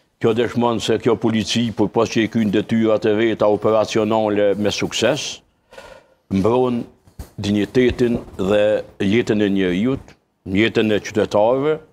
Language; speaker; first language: Albanian; native; Albanian